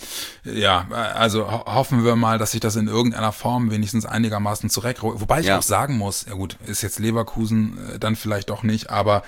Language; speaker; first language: German; native; German